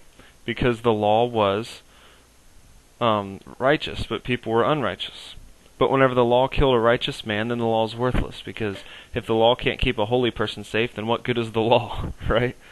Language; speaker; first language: English; native; English